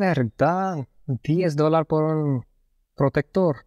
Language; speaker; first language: Spanish; non-native, fluent; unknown